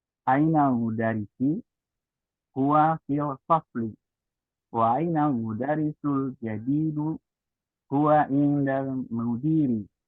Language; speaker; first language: Arabic; non-native, learner; Indonesian